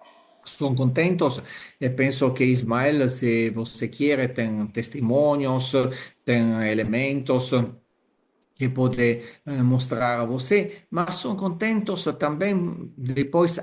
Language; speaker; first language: Portuguese; non-native, learner; Italian